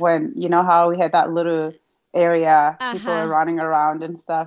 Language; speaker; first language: English; non-native, fluent; Rundi